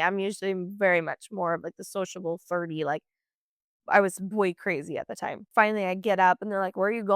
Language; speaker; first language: English; native; English